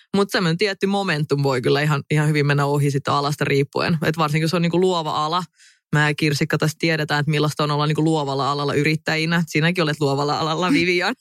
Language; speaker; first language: Finnish; early bilingual, other home language; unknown